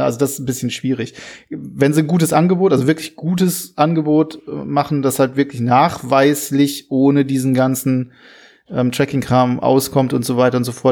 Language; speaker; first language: German; native; German